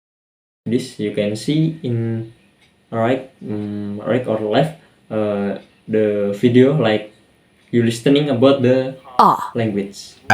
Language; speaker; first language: English; non-native, learner; Indonesian